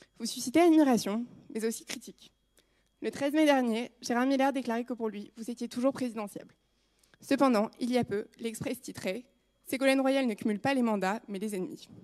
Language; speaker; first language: French; native; French